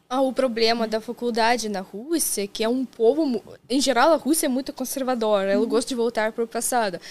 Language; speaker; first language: Portuguese; non-native, fluent; Russian